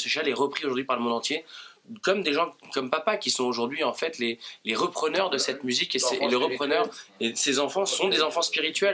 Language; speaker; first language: French; native; French